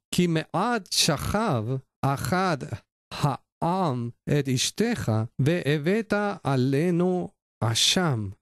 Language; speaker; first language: Hebrew; non-native, learner; Spanish